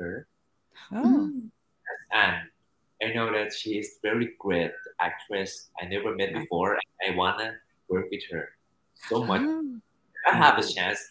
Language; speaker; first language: English; non-native, fluent; Thai